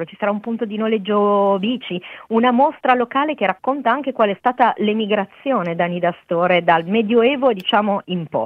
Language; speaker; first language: Italian; native; Italian